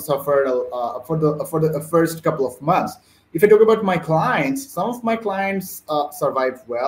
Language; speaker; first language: English; non-native, local second language; Bangla